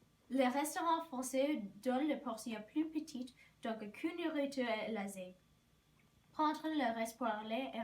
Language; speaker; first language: French; non-native, learner; English